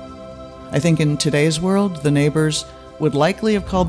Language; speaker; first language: English; native; English